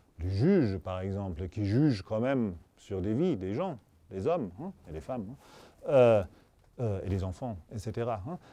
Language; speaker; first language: French; non-native, fluent; German